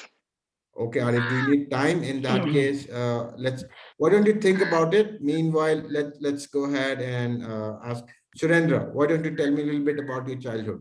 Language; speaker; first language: English; non-native, fluent; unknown